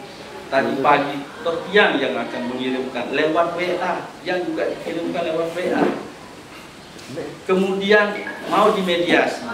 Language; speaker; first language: Indonesian; non-native, local second language; Sasak